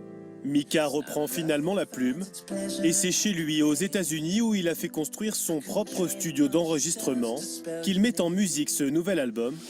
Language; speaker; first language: French; native; French